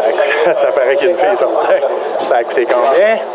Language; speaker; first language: French; native; French